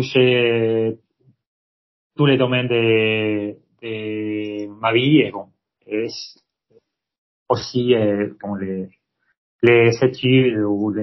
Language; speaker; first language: French; non-native, fluent; Spanish